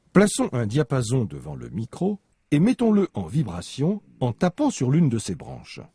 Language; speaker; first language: French; native; French